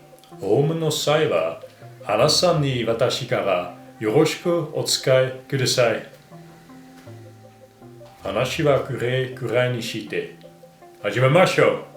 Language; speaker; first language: Japanese; non-native, fluent; Dutch